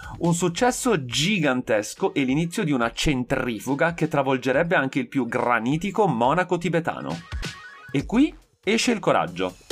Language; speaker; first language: Italian; native; Italian